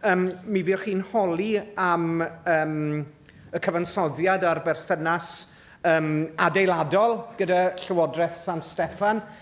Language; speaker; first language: Welsh; native; Welsh